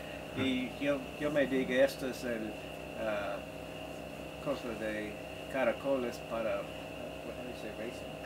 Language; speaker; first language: Spanish; non-native, learner; English